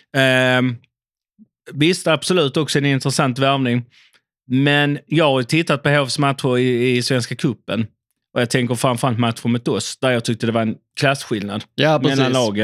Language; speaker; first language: Swedish; native; Swedish